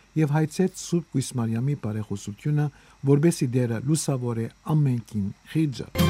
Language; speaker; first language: Armenian; native; Armenian